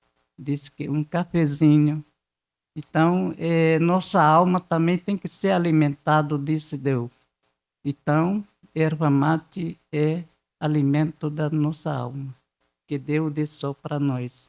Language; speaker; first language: Portuguese; non-native, local second language; Guarani